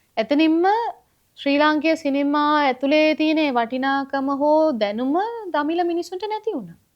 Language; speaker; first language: Sinhala; non-native, local second language; Tamil